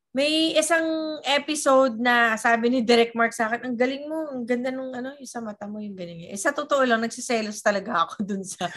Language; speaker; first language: Filipino; native; Filipino